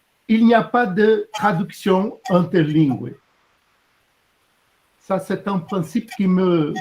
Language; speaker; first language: French; non-native, fluent; Portuguese